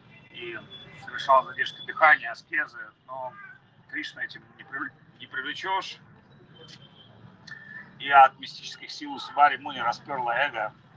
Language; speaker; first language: Russian; native; Russian